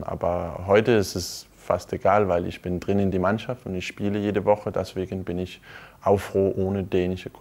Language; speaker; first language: German; non-native, fluent; Danish